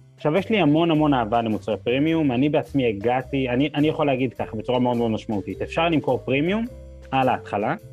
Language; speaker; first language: Hebrew; native; Hebrew